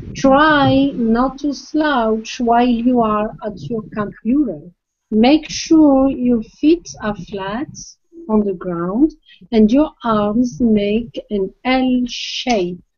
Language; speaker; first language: English; non-native, learner; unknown